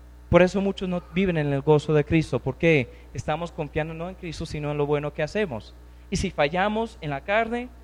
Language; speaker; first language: Spanish; non-native, fluent; English